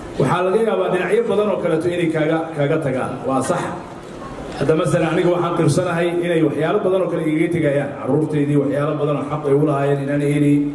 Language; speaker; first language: Somali; early bilingual, heritage; Somali